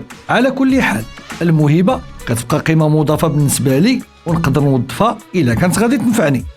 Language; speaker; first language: Arabic; native; Arabic